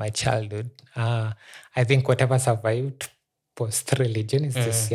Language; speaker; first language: English; non-native, local second language; Meru